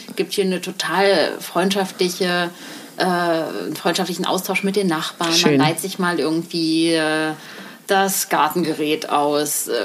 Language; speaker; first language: German; native; German